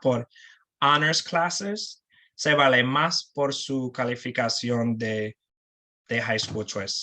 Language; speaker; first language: Spanish; non-native, learner; English